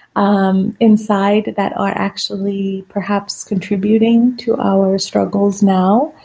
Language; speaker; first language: English; non-native, fluent; Persian